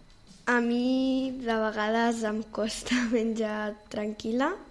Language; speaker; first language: Catalan; non-native, local second language; Spanish